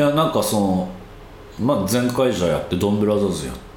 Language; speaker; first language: Japanese; native; Japanese